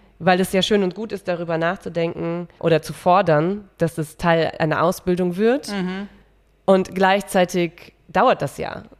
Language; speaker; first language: German; native; German